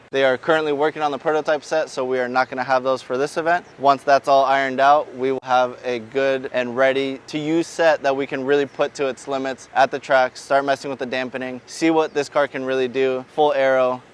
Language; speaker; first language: English; native; English